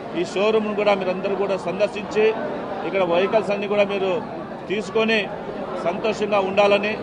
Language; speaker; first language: Telugu; native; Telugu